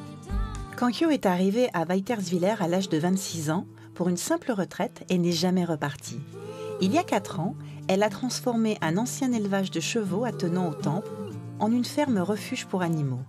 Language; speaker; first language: French; native; French